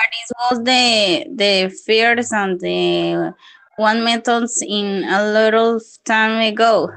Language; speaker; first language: English; non-native, learner; Spanish